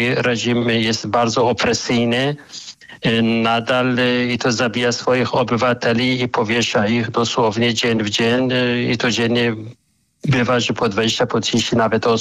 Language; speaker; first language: Polish; non-native, fluent; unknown